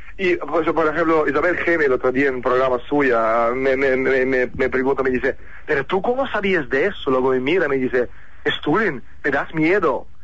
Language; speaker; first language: Spanish; non-native, fluent; Russian